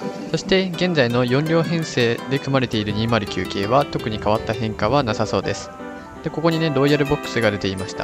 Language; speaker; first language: Japanese; native; Japanese